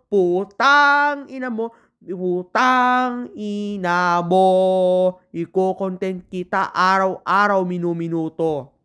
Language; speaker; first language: Filipino; non-native, local second language; Iloko